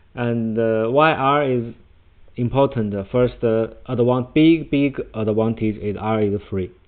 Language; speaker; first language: English; non-native, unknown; Chinese